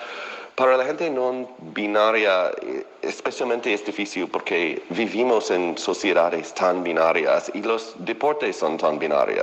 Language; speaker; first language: Spanish; non-native, fluent; English